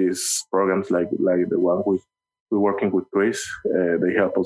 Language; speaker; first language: English; non-native, learner; Spanish